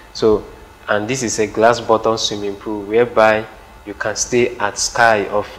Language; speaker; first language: English; non-native, local second language; Igbo